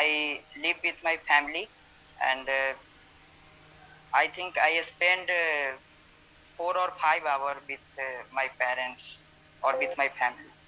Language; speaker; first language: English; non-native, learner; Hindi